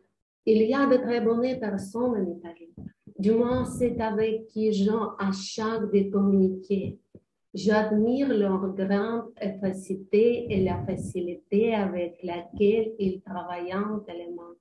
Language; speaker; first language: French; non-native, learner; Ukrainian